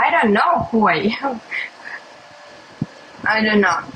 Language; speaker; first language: English; non-native, learner; Russian